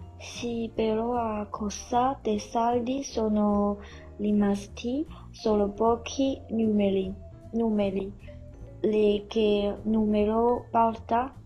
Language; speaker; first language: Italian; non-native, learner; Chinese